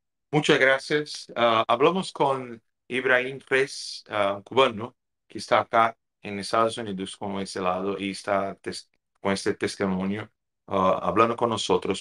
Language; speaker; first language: Spanish; non-native, fluent; Portuguese